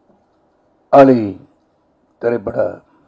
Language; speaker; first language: Tamil; native; Tamil